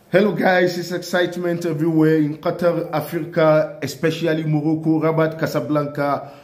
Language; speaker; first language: English; non-native, local second language; Hausa